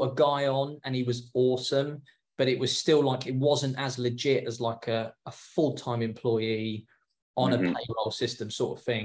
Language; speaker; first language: English; native; English